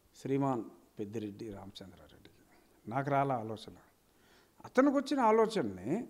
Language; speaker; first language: Telugu; native; Telugu